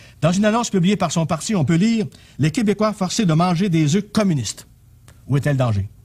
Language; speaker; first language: French; native; French